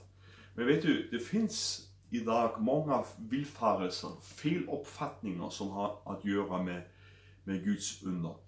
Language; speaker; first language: Swedish; non-native, fluent; German